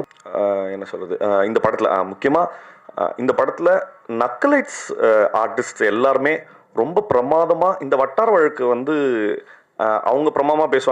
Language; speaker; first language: Tamil; native; Tamil